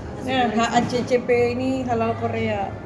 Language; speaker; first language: Indonesian; native; Indonesian